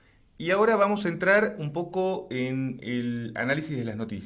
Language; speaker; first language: Spanish; native; Spanish